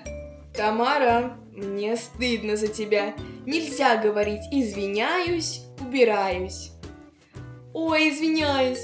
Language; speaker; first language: Russian; native; Russian